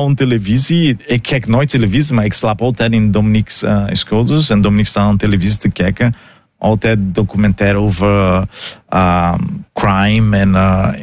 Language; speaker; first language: Dutch; non-native, learner; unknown